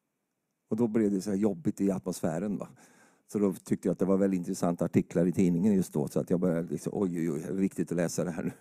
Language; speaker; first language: Swedish; native; Swedish